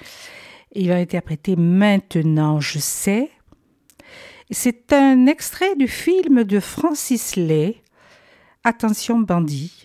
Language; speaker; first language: French; native; French